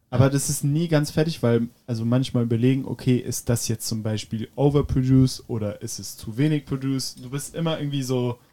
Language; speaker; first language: German; non-native, fluent; French